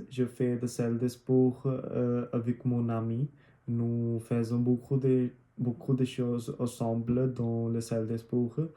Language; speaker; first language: French; non-native, learner; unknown